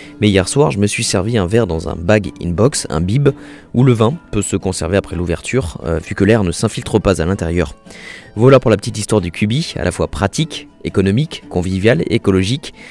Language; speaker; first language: French; native; French